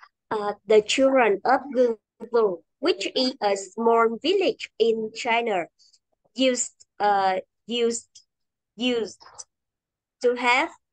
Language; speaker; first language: English; non-native, learner; Vietnamese